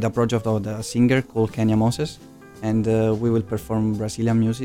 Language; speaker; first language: English; non-native, fluent; Italian